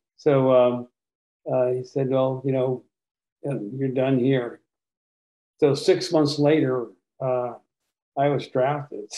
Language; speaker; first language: English; native; English